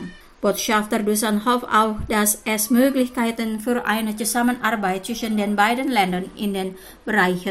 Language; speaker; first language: German; non-native, fluent; Indonesian